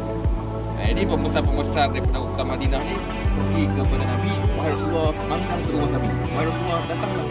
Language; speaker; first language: Malay; native; Malay